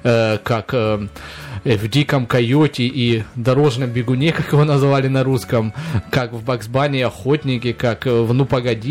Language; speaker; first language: Russian; native; Russian